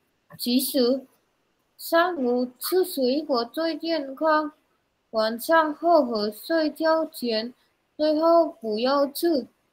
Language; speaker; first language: Chinese; non-native, learner; Indonesian